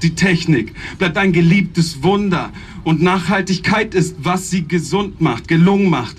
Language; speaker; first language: German; native; German